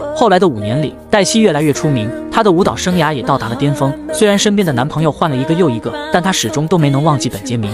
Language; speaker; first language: Chinese; native; Chinese